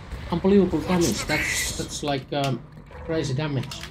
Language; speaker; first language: English; non-native, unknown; Finnish